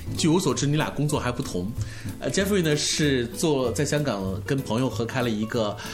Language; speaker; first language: Chinese; native; Chinese